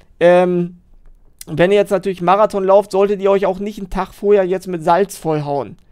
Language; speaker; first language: German; native; German